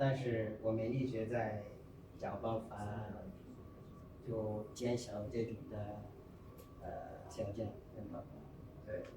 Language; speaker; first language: Chinese; non-native, fluent; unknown